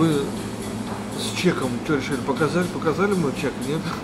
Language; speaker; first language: Russian; native; Russian